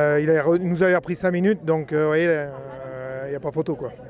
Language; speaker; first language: French; native; French